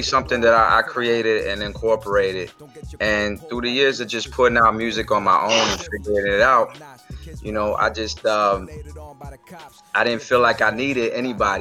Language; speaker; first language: English; native; English